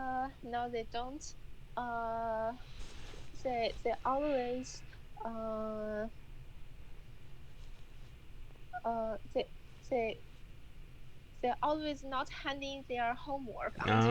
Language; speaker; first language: English; non-native, learner; Chinese